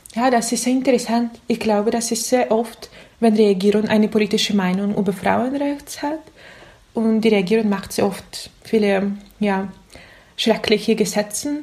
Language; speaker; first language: German; non-native, learner; Russian